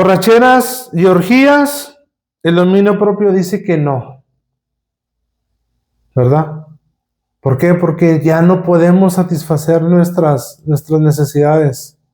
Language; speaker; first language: Spanish; native; Spanish